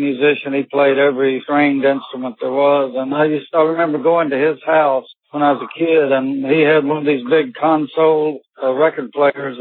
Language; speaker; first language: English; native; English